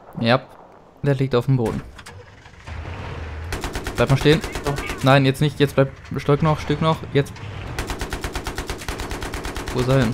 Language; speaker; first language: German; native; German